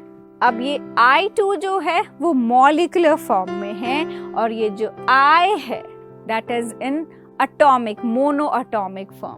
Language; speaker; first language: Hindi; native; Hindi